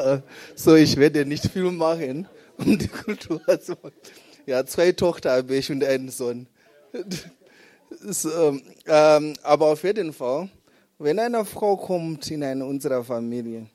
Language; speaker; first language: German; non-native, fluent; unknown